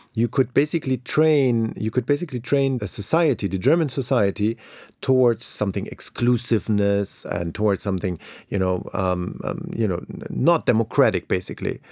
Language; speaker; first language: English; non-native, fluent; German